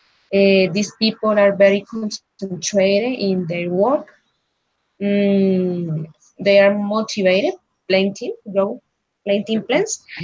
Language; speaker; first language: English; non-native, learner; Spanish